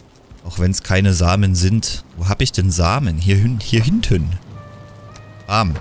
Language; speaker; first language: German; native; German